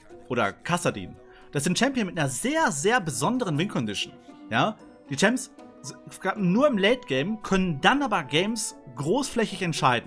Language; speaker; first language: German; native; German